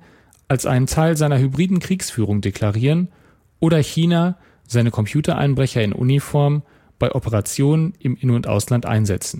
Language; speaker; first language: German; native; German